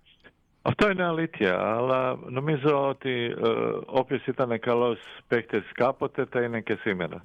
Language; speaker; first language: Greek; non-native, fluent; Croatian